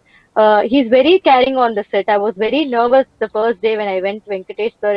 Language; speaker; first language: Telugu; non-native, learner; Tamil